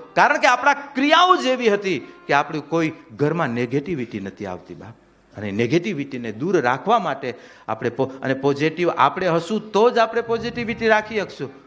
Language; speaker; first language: Gujarati; non-native, local second language; Kachhi